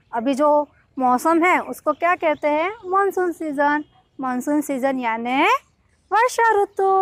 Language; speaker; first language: Hindi; non-native, local second language; Gujarati